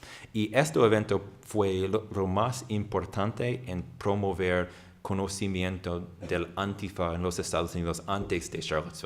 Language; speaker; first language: Spanish; non-native, fluent; English